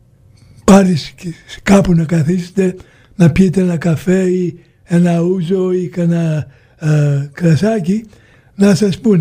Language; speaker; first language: Greek; early bilingual, heritage; Greek